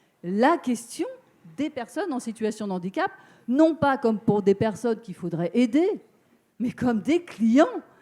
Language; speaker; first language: French; native; French